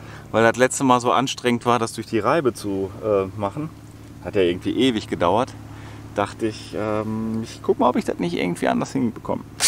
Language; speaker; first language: German; native; German